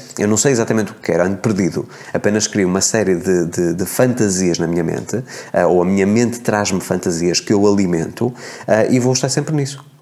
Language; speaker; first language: Portuguese; native; Portuguese